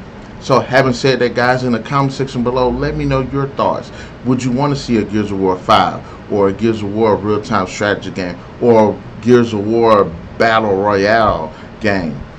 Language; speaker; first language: English; native; English